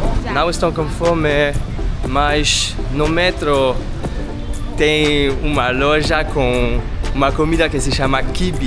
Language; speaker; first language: Portuguese; non-native, learner; French